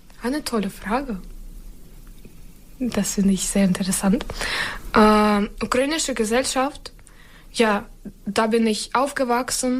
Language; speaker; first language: German; non-native, fluent; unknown